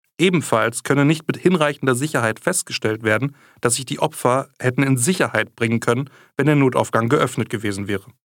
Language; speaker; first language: German; native; German